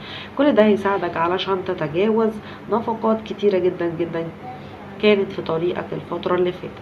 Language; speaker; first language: Arabic; native; Arabic